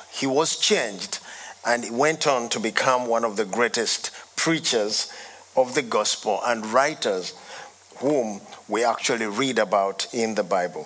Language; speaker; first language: English; non-native, local second language; Ganda